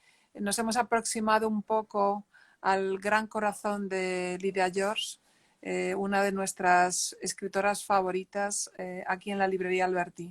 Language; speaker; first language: Spanish; native; Spanish